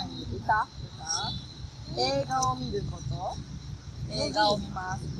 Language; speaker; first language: Japanese; non-native, learner; Indonesian